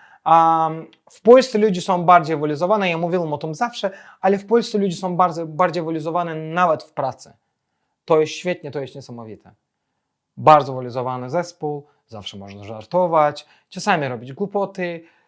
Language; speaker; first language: Polish; non-native, fluent; Azerbaijani